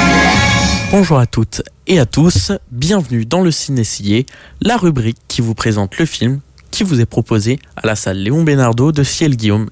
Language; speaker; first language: French; native; French